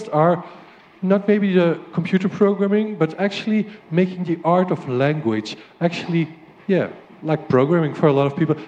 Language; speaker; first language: English; non-native, fluent; Dutch